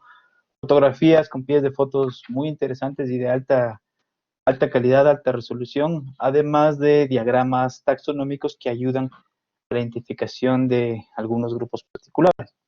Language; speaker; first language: Spanish; native; Spanish